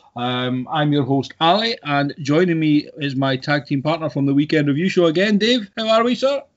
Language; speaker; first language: English; native; English